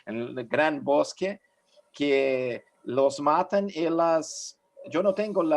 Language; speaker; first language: Spanish; non-native, fluent; Portuguese